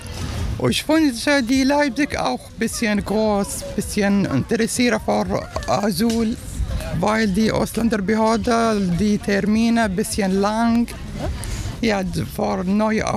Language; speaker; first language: German; non-native, learner; Arabic